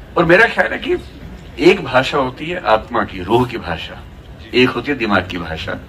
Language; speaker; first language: Hindi; native; Hindi